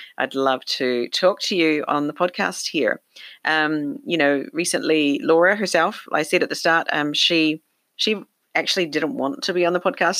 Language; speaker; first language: English; native; English